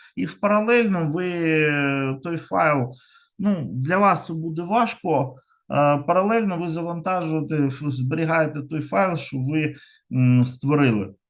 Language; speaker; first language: Ukrainian; non-native, local second language; Russian